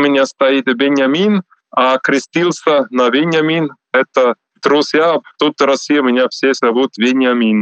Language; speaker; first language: Russian; non-native, learner; Swiss German